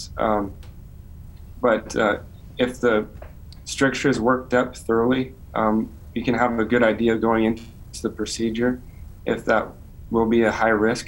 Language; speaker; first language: English; native; English